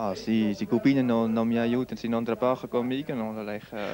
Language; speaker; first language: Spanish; non-native, learner; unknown